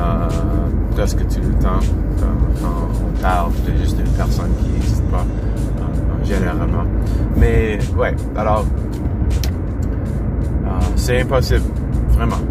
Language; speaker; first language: French; non-native, learner; English